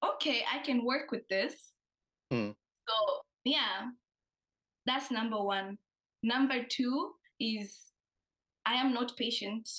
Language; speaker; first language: English; non-native, local second language; Swahili